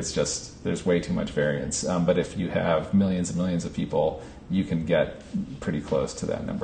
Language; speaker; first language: English; native; English